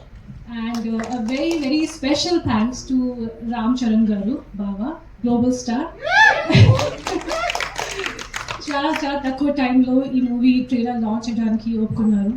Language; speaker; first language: Telugu; non-native, local second language; Hindi